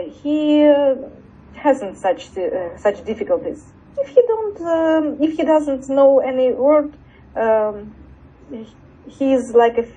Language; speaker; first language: English; non-native, learner; Russian